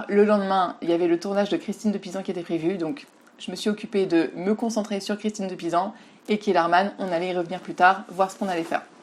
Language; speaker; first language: French; native; French